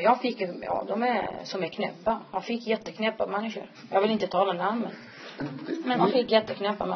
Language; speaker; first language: Swedish; non-native, learner; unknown